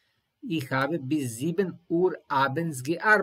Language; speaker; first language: German; non-native, learner; Serbian